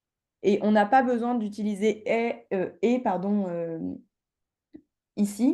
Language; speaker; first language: French; native; French